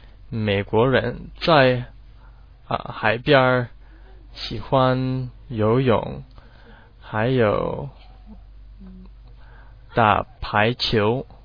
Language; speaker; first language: Chinese; non-native, learner; English